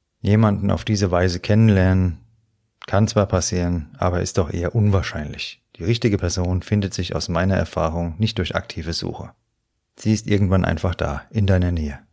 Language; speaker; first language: German; native; German